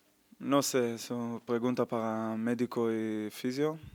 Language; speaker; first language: Spanish; non-native, learner; Hebrew